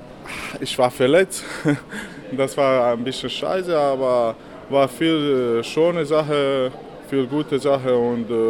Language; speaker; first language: German; non-native, learner; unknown